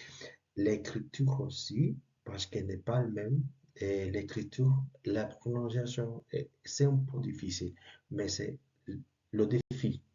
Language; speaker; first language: French; non-native, learner; Spanish